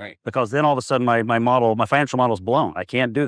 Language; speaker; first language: English; native; English